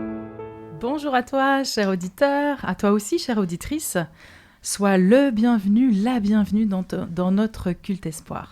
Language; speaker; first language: French; native; French